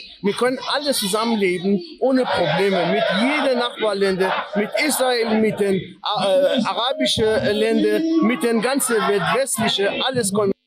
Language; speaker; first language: German; non-native, learner; Persian